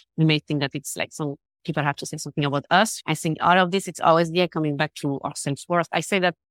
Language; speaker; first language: English; non-native, fluent; French